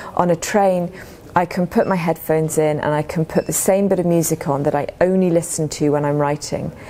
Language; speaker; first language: English; native; English